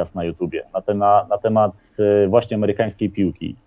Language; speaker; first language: Polish; native; Polish